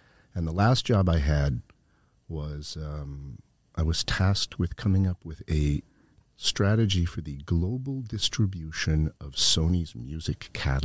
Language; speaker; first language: English; native; English